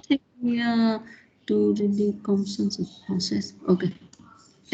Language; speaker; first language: English; non-native, learner; Vietnamese